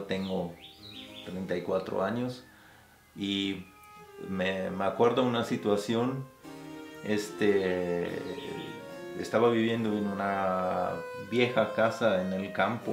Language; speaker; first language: Spanish; non-native, fluent; German